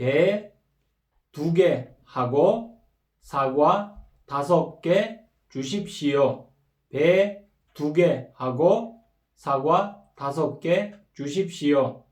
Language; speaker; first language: Korean; non-native, fluent; Kyrgyz